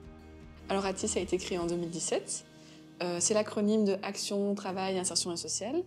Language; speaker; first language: French; native; French